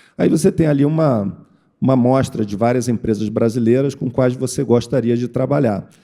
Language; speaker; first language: Portuguese; native; Portuguese